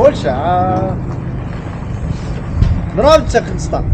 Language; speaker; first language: Russian; non-native, local second language; Kyrgyz